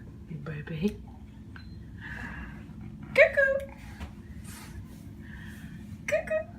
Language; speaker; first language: French; native; French